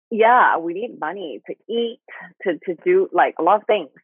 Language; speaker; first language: English; non-native, fluent; Thai